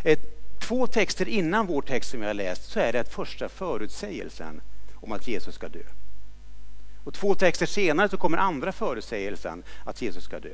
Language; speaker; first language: Swedish; native; Swedish